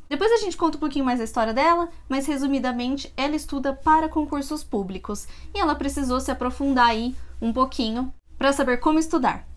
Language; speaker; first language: Portuguese; native; Portuguese